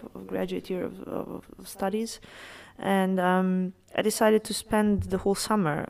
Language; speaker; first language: English; non-native, fluent; Serbian